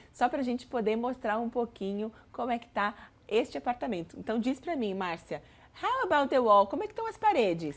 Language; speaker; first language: Portuguese; native; Portuguese